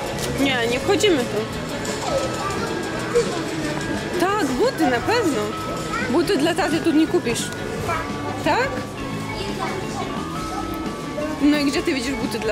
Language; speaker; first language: Polish; native; Polish